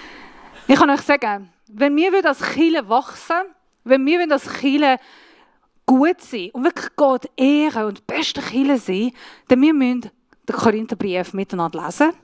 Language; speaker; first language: German; non-native, fluent; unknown